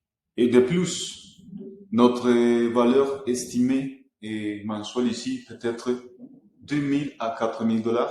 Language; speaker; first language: French; non-native, fluent; Spanish